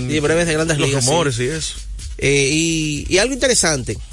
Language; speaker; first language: Spanish; native; Spanish